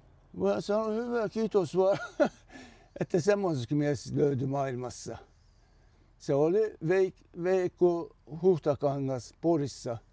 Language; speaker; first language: Finnish; non-native, fluent; Turkish